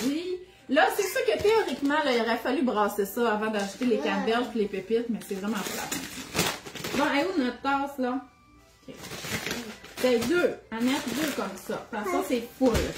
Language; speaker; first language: French; native; French